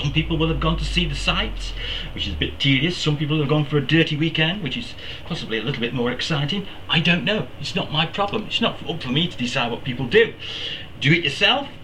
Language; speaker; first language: English; native; English